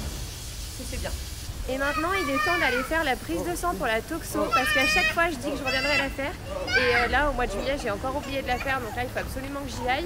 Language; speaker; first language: French; native; French